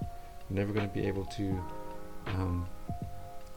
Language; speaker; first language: English; early bilingual, other home language; Spanish